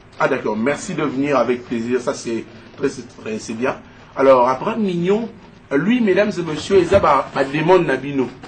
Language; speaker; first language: French; non-native, local second language; Lingala